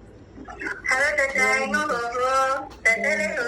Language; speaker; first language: Cantonese; non-native, learner; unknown